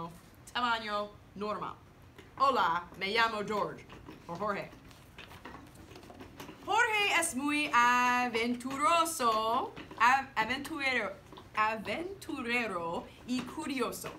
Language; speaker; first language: Spanish; non-native, learner; English